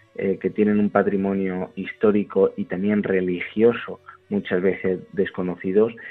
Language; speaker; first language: Spanish; native; Spanish